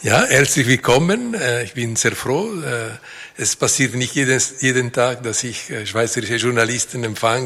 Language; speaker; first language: German; non-native, local second language; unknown